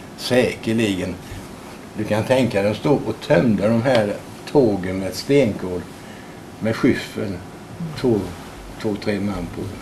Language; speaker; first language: Swedish; native; Swedish